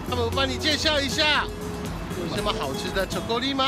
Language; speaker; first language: Chinese; non-native, fluent; Japanese